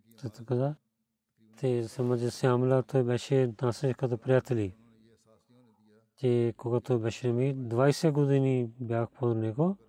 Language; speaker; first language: Bulgarian; non-native, learner; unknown